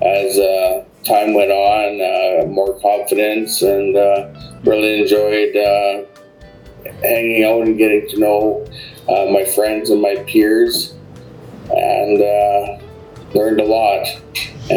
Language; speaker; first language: English; native; English